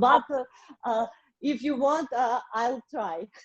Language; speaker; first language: English; non-native, learner; Russian